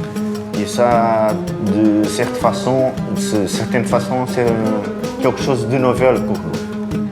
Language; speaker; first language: French; non-native, fluent; Portuguese